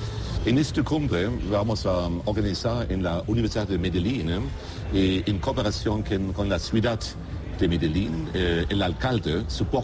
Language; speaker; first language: Spanish; non-native, learner; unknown